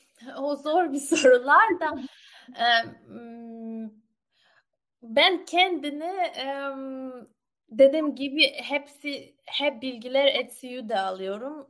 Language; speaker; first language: Turkish; non-native, learner; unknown